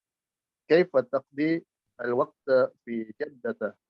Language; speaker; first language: Arabic; non-native, learner; Indonesian